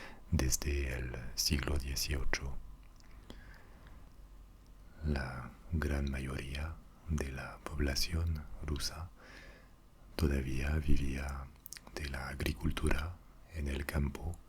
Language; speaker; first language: Spanish; non-native, fluent; French